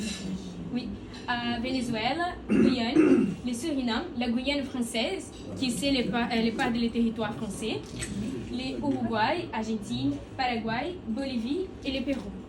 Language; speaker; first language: French; non-native, learner; Portuguese